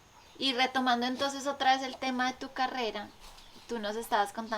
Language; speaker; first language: Spanish; native; Spanish